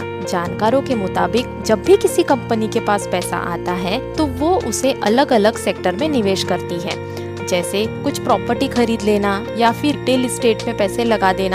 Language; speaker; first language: Hindi; native; Hindi